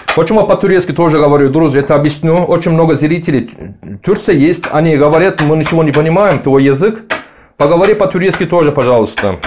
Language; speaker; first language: Russian; non-native, learner; Turkish